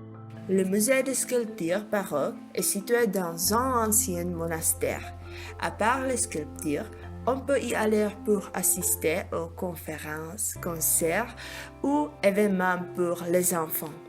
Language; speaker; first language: French; non-native, fluent; Czech